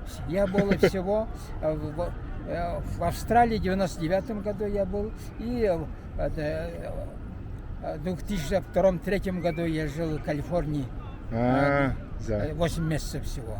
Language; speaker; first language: Russian; non-native, fluent; Mongolian